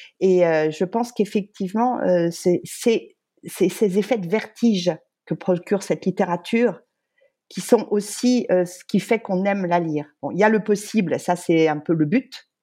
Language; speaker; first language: French; native; French